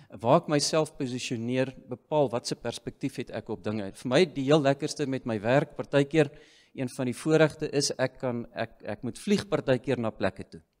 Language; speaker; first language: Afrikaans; native; Afrikaans